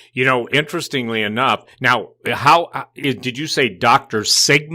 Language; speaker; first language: English; native; English